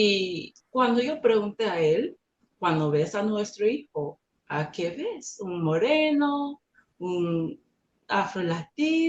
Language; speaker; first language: Spanish; non-native, learner; English